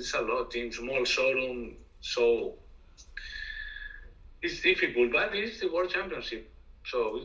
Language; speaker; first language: English; non-native, learner; Spanish